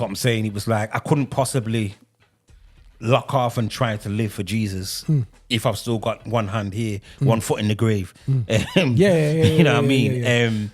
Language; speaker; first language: English; native; English